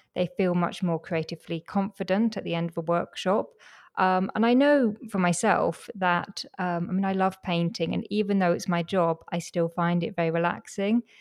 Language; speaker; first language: English; native; English